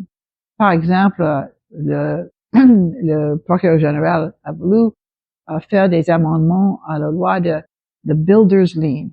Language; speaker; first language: French; non-native, local second language; English